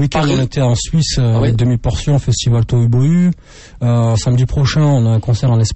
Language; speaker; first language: French; native; French